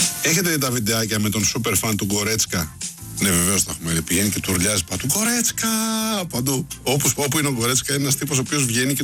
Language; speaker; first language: Greek; native; Greek